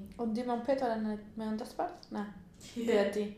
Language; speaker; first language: Welsh; non-native, learner; Spanish